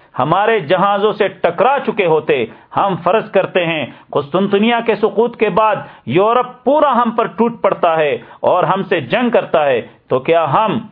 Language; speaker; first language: Urdu; native; Urdu